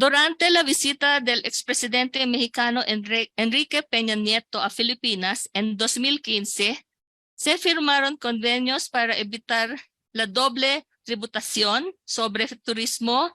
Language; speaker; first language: Spanish; non-native, local second language; Filipino